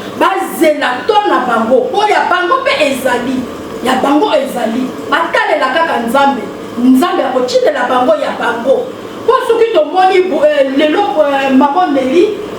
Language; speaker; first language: Lingala; native; Lingala